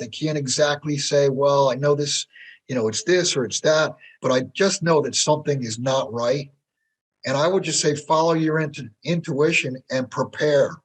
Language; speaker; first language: English; native; English